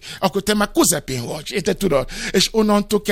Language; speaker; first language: Hungarian; non-native, fluent; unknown